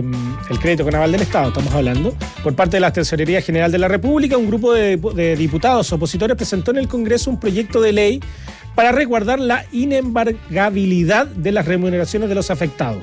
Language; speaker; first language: Spanish; native; Spanish